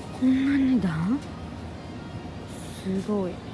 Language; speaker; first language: Japanese; non-native, learner; Filipino